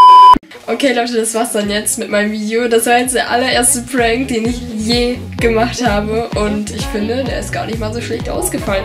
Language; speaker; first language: German; native; German